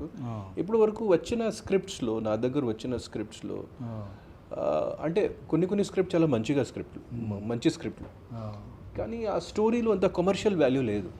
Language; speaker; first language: Telugu; non-native, fluent; Hindi